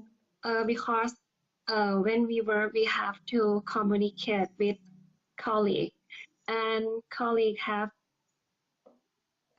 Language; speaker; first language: English; non-native, learner; Thai